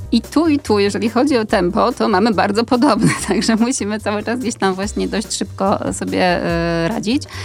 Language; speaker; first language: Polish; native; Polish